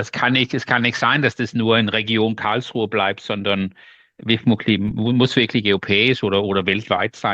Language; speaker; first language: German; non-native, learner; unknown